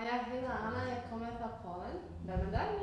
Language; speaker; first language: Danish; non-native, learner; Polish